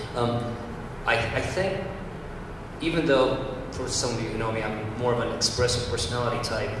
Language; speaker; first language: English; early bilingual, other home language; Romanian